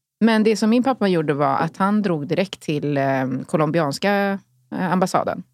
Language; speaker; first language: Swedish; early bilingual, other home language; Spanish